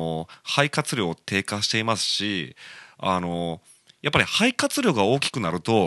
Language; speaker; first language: Japanese; native; Japanese